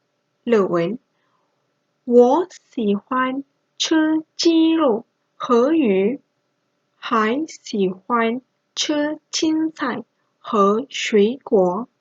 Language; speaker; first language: Chinese; non-native, local second language; Malay